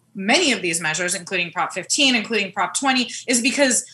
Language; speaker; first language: English; native; English